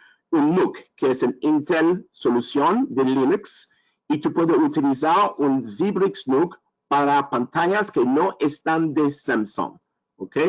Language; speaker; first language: Spanish; non-native, learner; French